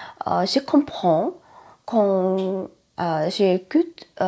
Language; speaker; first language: French; non-native, learner; Thai